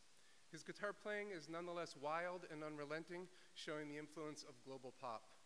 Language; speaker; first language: English; native; English